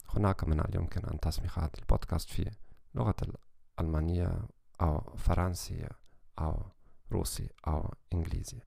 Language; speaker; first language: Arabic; non-native, learner; German